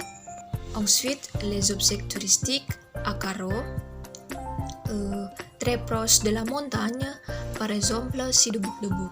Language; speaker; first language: French; non-native, learner; Indonesian